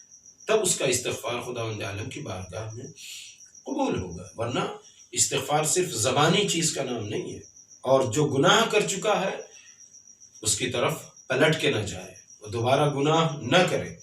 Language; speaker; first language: Urdu; native; Urdu